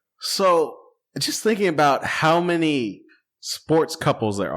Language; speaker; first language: English; native; English